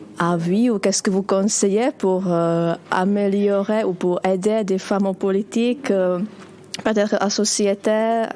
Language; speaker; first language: French; non-native, learner; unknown